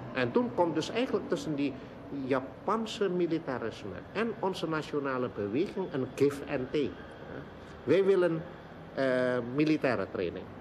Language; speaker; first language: Dutch; non-native, local second language; Indonesian